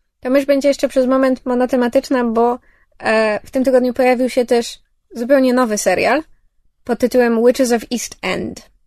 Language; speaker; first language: Polish; early bilingual, heritage; English